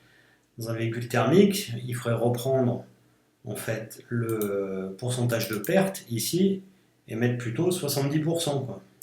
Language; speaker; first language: French; native; French